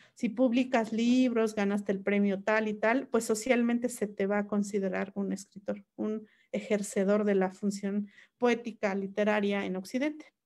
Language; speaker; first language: Spanish; non-native, local second language; Mixtepec Mixtec